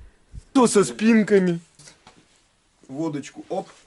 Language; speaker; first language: Russian; native; Russian